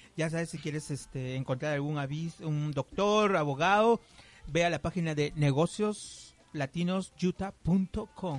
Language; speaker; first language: Spanish; native; Spanish